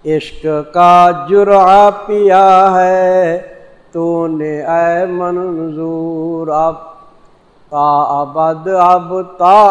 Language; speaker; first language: Urdu; non-native, local second language; Saraiki